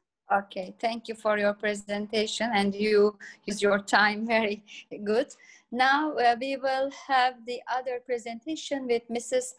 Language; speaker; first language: English; non-native, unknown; Turkish